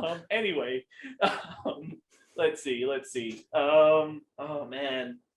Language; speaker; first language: English; native; English